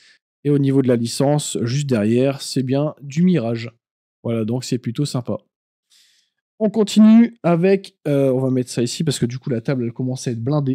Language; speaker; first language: French; native; French